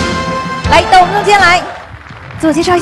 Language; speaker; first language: Chinese; native; Chinese